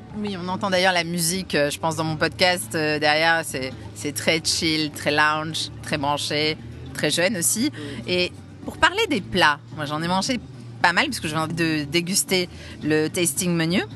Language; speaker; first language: French; native; French